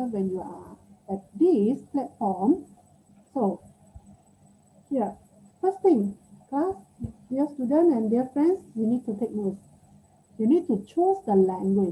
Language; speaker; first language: English; non-native, local second language; Chinese